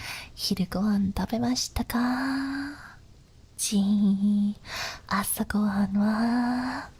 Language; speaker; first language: Japanese; non-native, learner; English